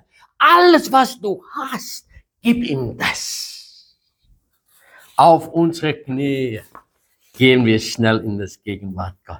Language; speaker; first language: German; non-native, fluent; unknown